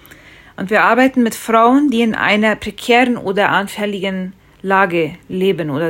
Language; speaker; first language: German; non-native, fluent; Spanish